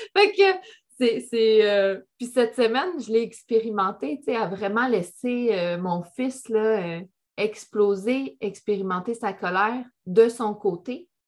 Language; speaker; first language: French; native; French